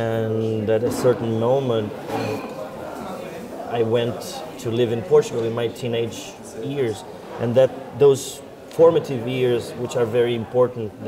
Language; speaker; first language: English; non-native, fluent; Portuguese